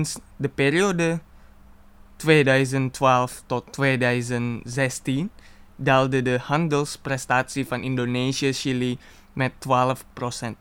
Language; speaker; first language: Dutch; non-native, fluent; Indonesian